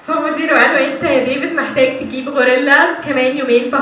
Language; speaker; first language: Arabic; native; Arabic